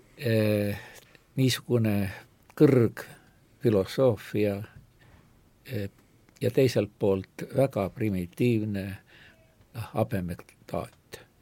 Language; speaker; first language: Estonian; native; Estonian